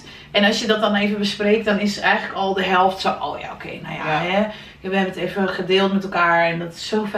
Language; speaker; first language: Dutch; native; Dutch